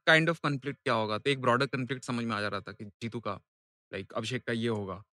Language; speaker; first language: Hindi; native; Hindi